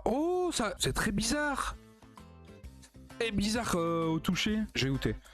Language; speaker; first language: French; native; French